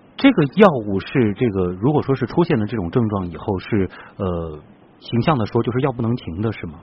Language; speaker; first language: Chinese; native; Chinese